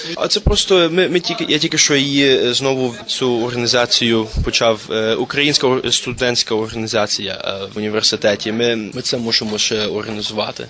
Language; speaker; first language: Ukrainian; early bilingual, heritage; Ukrainian